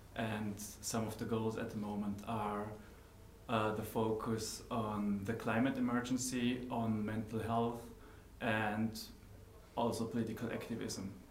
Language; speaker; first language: English; non-native, fluent; German